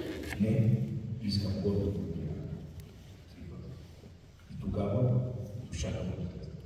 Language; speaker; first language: Bulgarian; non-native, fluent; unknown